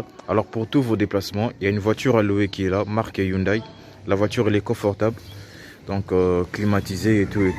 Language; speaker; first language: French; non-native, local second language; Lingala